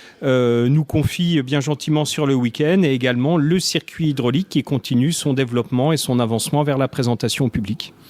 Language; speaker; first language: French; native; French